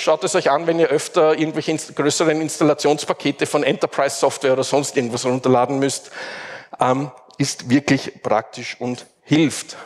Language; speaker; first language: German; native; German